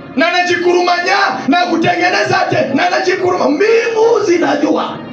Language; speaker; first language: Swahili; non-native, local second language; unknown